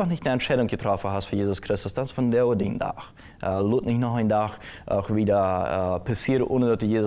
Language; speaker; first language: German; non-native, local second language; Plautdietsch